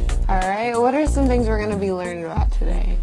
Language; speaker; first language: English; native; English